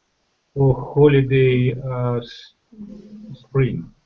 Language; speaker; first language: English; non-native, learner; Russian